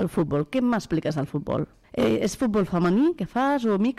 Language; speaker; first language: Catalan; native; Catalan